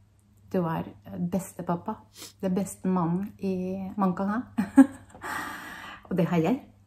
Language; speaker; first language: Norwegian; non-native, learner; Spanish